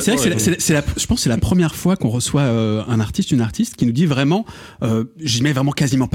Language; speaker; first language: French; native; French